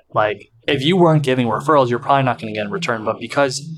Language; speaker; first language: English; native; English